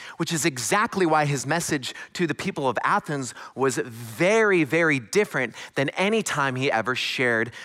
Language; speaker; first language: English; native; English